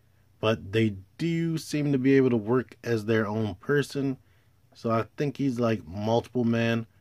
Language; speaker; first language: English; native; English